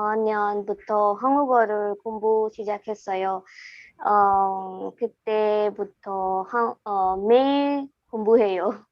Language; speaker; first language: Korean; non-native, learner; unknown